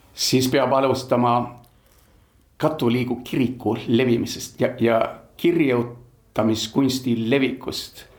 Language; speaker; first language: Estonian; early bilingual, heritage; Estonian